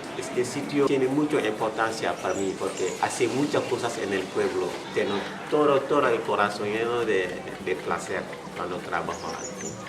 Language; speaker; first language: Spanish; non-native, fluent; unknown